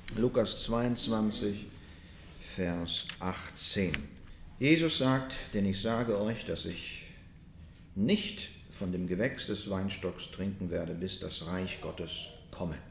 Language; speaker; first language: German; early bilingual, other home language; Russian